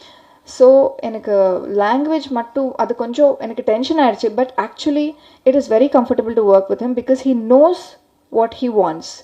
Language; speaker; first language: Tamil; non-native, learner; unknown